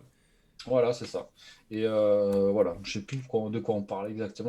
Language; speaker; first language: French; native; French